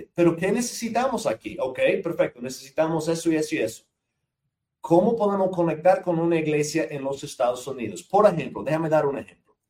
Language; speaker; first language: Spanish; non-native, fluent; English